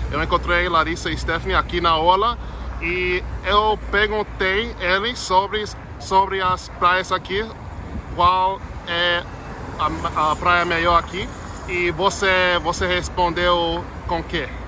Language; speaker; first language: Portuguese; non-native, learner; English